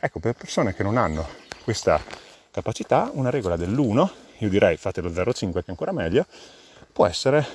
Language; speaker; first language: Italian; native; Italian